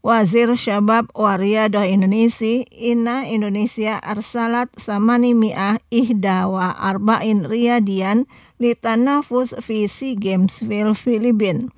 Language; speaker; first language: Arabic; non-native, learner; Indonesian